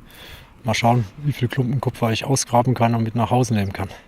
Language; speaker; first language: German; native; German